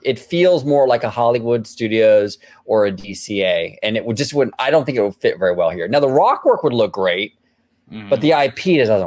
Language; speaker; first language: English; native; English